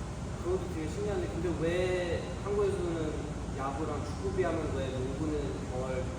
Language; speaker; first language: Korean; early bilingual, heritage; Korean